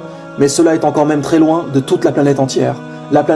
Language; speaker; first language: French; native; French